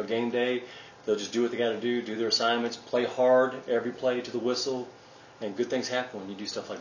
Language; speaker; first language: English; native; English